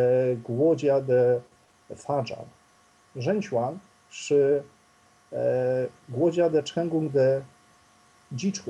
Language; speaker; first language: Chinese; non-native, fluent; Polish